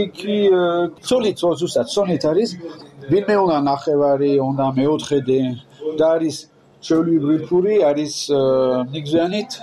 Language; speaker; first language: Georgian; non-native, learner; French